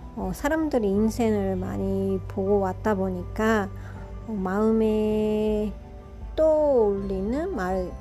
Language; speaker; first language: Korean; non-native, fluent; Japanese